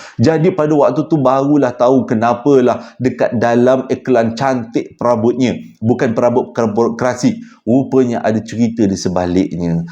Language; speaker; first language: Malay; native; Malay